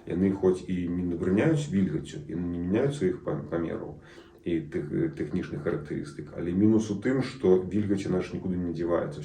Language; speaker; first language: Belarusian; non-native, local second language; Russian